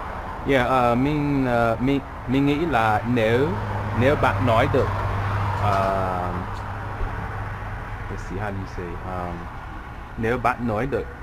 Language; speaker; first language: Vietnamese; non-native, learner; English